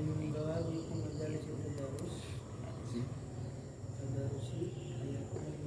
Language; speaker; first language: Arabic; non-native, learner; Indonesian